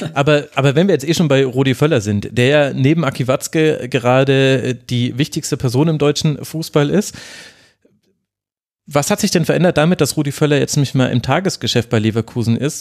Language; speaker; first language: German; native; German